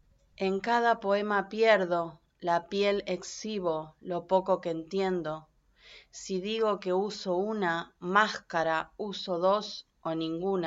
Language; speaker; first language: Spanish; native; Spanish